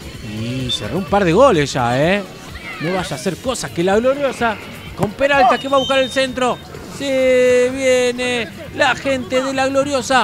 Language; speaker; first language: Spanish; native; Spanish